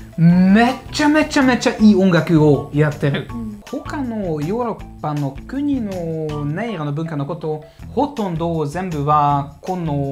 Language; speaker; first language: Japanese; non-native, fluent; Hungarian